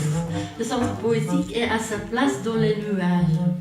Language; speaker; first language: French; non-native, local second language; Dutch